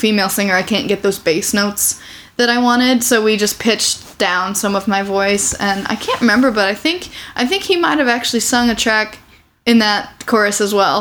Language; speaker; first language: English; native; English